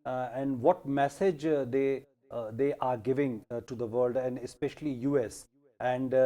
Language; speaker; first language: English; non-native, local second language; Hindi